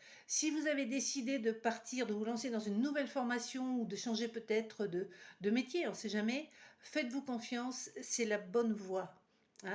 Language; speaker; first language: French; native; French